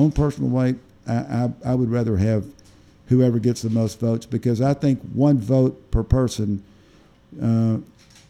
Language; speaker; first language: English; native; English